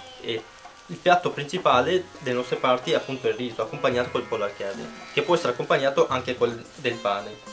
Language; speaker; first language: Italian; non-native, fluent; Punjabi